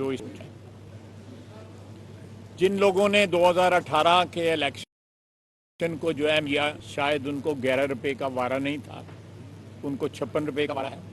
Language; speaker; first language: Urdu; non-native, local second language; Punjabi